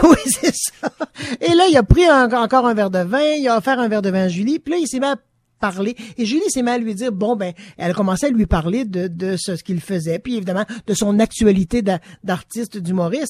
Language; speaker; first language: French; native; French